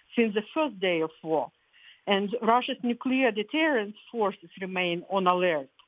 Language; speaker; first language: English; non-native, fluent; Ukrainian